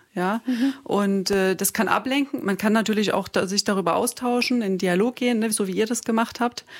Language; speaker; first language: German; native; German